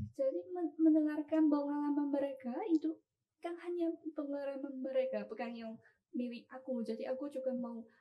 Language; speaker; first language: Indonesian; non-native, learner; Chinese